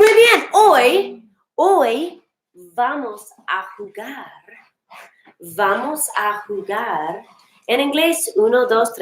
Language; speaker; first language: Spanish; non-native, fluent; English